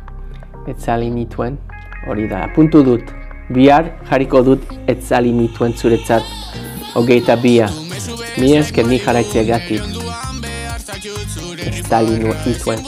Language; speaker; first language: Basque; non-native, learner; English